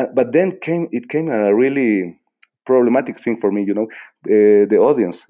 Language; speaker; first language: English; non-native, fluent; Spanish